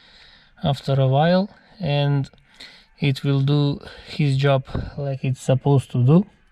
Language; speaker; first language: English; non-native, fluent; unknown